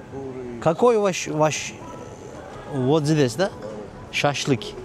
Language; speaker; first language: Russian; non-native, learner; Turkish